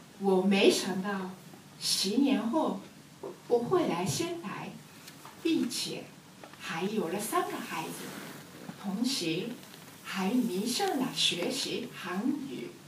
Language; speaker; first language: Chinese; non-native, learner; Japanese